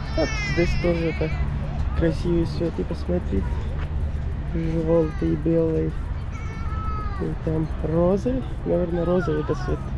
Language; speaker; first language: Russian; non-native, learner; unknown